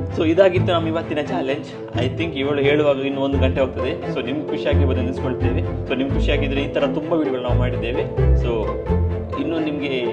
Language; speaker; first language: Kannada; non-native, local second language; Tulu